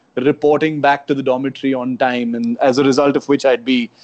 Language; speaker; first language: English; non-native, local second language; Konkani